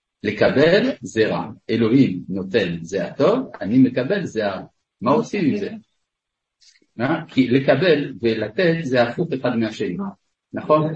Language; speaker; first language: Hebrew; non-native, fluent; French